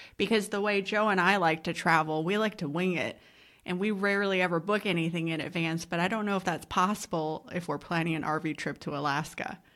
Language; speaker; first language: English; native; English